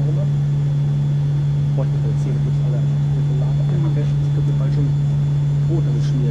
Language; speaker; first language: German; native; German